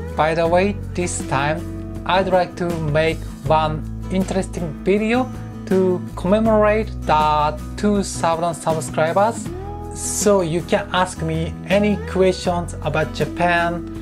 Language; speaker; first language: English; non-native, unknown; Japanese